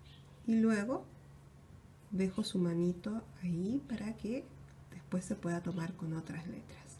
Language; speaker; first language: Spanish; native; Spanish